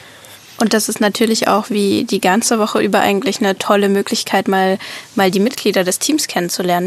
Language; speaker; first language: German; native; German